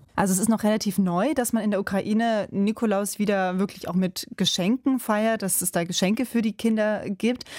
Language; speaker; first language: German; early bilingual, other home language; Ukrainian